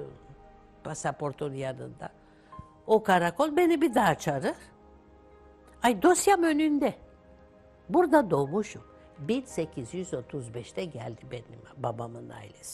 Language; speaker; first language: Turkish; non-native, local second language; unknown